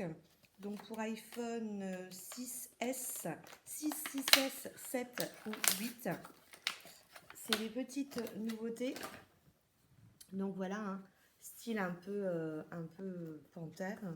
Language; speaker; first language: French; native; French